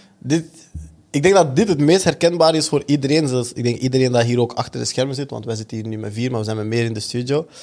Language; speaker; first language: Dutch; early bilingual, other home language; French